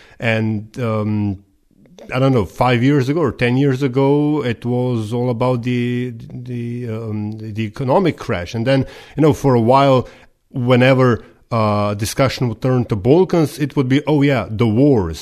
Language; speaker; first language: English; non-native, fluent; Slovenian